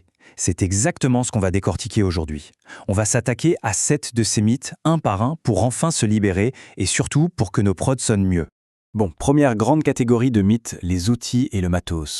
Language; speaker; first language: French; native; French